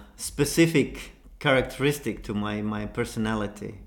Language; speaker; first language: English; non-native, fluent; Estonian